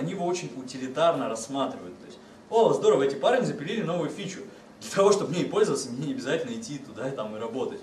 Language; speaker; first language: Russian; native; Russian